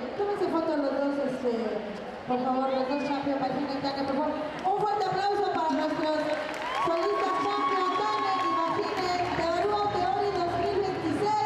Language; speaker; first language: Spanish; native; Spanish